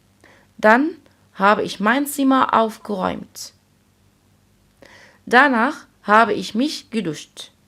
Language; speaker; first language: German; non-native, fluent; Arabic